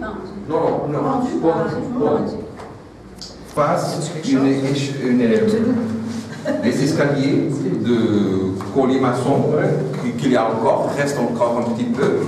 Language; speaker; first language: French; non-native, fluent; Portuguese